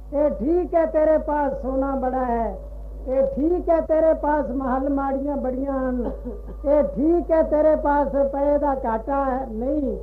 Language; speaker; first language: Hindi; non-native, local second language; Punjabi